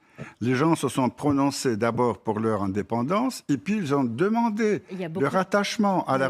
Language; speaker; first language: French; non-native, fluent; Russian